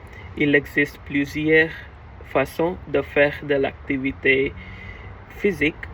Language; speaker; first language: French; non-native, learner; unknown